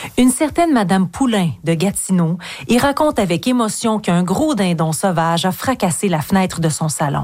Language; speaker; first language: French; native; French